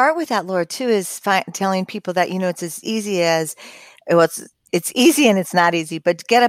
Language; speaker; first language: English; native; English